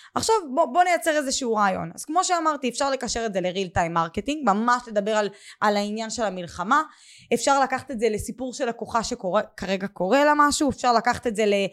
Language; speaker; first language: Hebrew; native; Hebrew